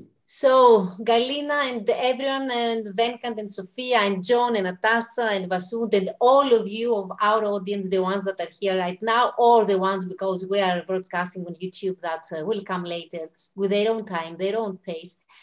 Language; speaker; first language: English; non-native, fluent; Greek